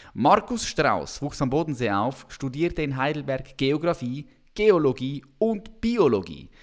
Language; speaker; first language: German; native; German